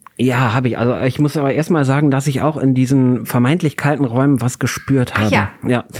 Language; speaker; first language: German; native; German